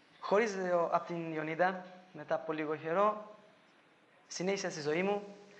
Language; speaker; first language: Greek; non-native, fluent; Albanian